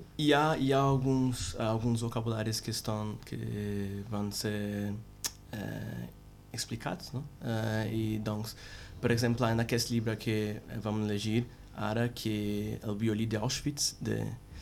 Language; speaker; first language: Catalan; non-native, learner; Portuguese